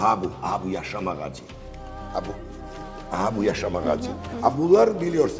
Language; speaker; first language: Turkish; non-native, learner; Georgian